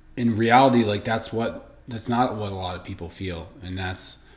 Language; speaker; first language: English; early bilingual, other home language; Italian